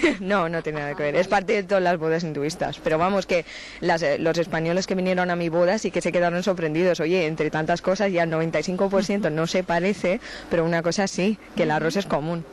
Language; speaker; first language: Spanish; non-native, fluent; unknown